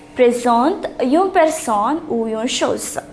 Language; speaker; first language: French; non-native, fluent; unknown